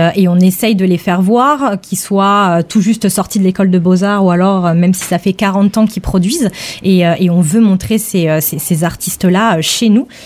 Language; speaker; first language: French; native; French